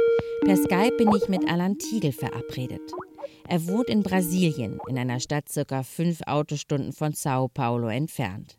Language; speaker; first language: German; native; German